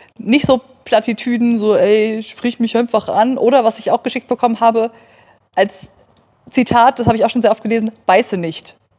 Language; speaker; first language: German; native; German